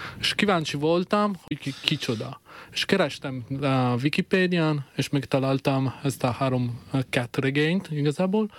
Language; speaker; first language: Hungarian; non-native, fluent; Italian